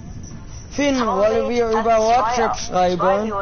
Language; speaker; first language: German; non-native, learner; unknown